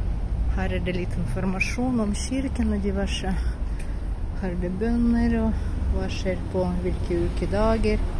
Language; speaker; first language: Norwegian; non-native, fluent; Russian